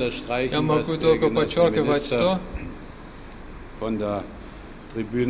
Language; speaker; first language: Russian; non-native, learner; German